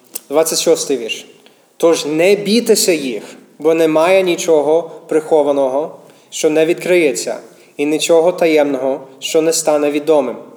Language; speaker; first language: Ukrainian; non-native, fluent; English